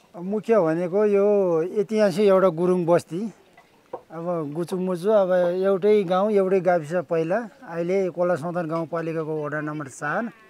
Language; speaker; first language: Nepali; non-native, local second language; Gurung